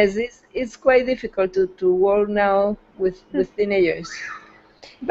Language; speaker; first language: English; non-native, fluent; Spanish